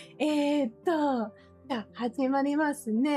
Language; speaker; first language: Japanese; non-native, learner; English